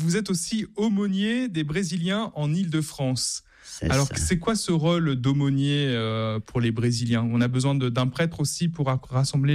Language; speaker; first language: French; native; French